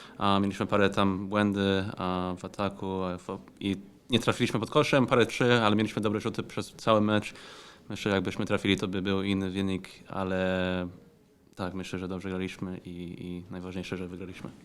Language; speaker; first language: Polish; non-native, learner; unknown